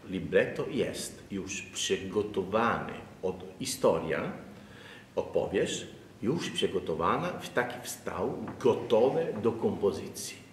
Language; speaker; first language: Polish; non-native, learner; Italian